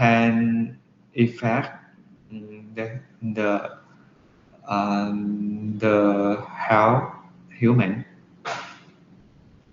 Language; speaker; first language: English; non-native, learner; Vietnamese